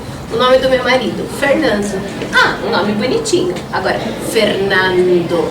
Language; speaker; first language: Portuguese; early bilingual, other home language; Spanish